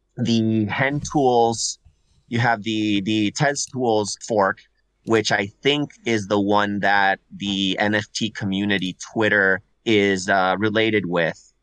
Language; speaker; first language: English; non-native, fluent; Spanish